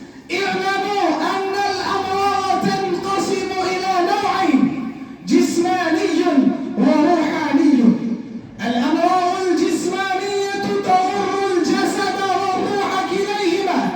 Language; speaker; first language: Arabic; non-native, learner; Urdu